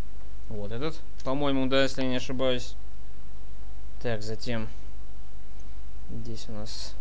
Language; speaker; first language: Russian; native; Russian